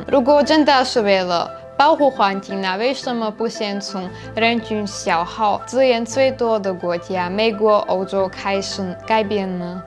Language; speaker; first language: Chinese; non-native, fluent; Slovak